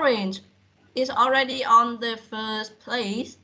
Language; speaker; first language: English; non-native, fluent; Vietnamese